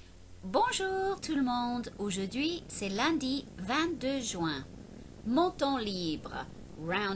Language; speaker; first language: French; non-native, fluent; English